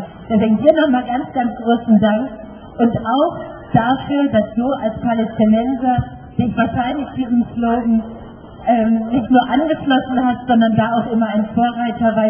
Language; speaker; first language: German; native; German